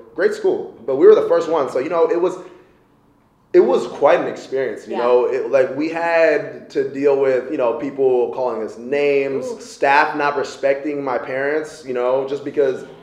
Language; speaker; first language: English; native; English